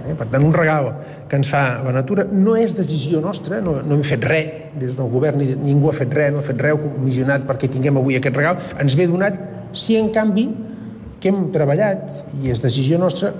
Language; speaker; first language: Catalan; native; Catalan